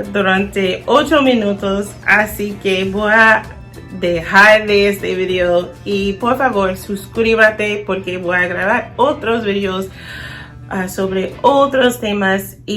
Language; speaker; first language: Spanish; non-native, learner; English